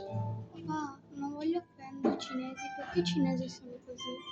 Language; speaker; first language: Italian; early bilingual, other home language; Bangla